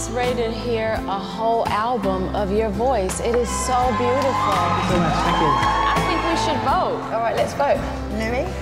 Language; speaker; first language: English; native; English